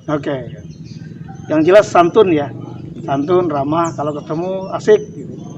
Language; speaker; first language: Indonesian; non-native, local second language; Banjar